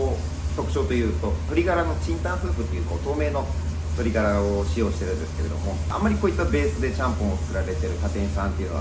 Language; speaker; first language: Japanese; native; Japanese